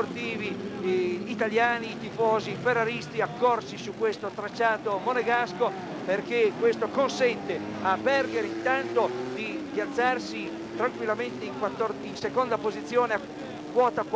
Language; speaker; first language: Italian; native; Italian